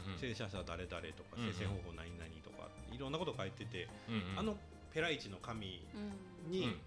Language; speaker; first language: Japanese; native; Japanese